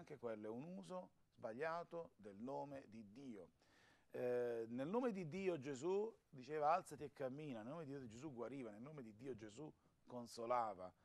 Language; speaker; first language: Italian; native; Italian